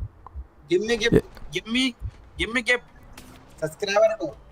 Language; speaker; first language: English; non-native, learner; Hindi